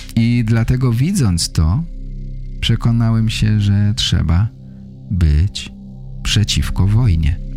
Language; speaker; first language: Polish; native; Polish